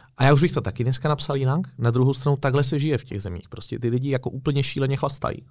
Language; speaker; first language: Czech; native; Czech